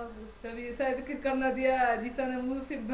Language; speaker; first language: Indonesian; non-native, learner; Arabic